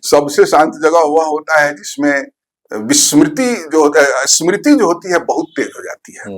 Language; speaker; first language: Hindi; non-native, local second language; Bhojpuri